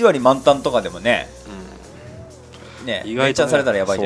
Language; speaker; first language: Japanese; native; Japanese